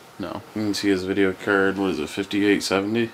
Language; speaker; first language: English; native; English